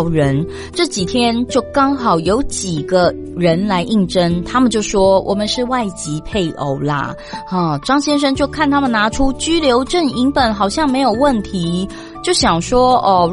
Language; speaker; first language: Chinese; native; Chinese